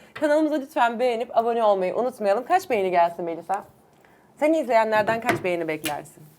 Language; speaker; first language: Turkish; native; Turkish